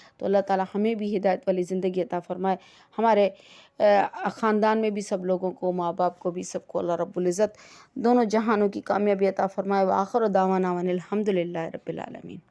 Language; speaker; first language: Urdu; non-native, local second language; Sindhi